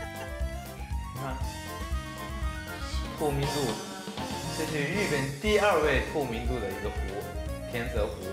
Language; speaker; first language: Chinese; non-native, fluent; Japanese